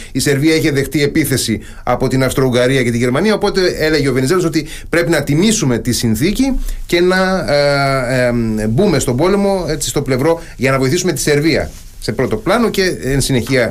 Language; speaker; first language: Greek; native; Greek